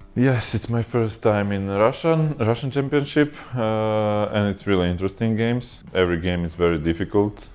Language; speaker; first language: English; non-native, fluent; Croatian